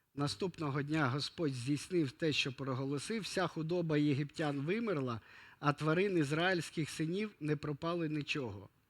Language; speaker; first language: Ukrainian; non-native, local second language; Russian